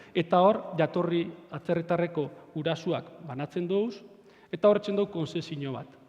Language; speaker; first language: Basque; native; Basque